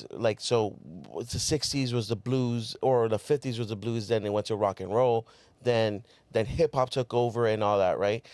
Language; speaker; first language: English; native; English